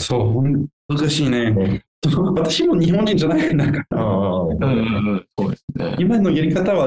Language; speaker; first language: Japanese; non-native, learner; French